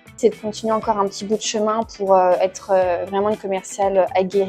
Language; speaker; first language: French; native; French